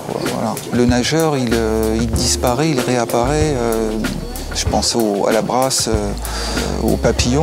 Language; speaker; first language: French; native; French